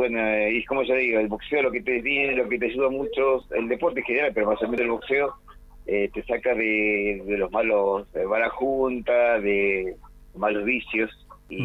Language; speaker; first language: Spanish; native; Spanish